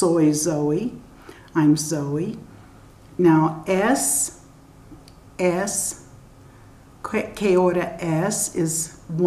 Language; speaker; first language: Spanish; non-native, fluent; English